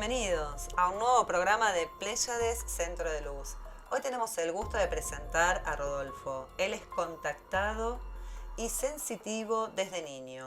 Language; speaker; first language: Spanish; native; Spanish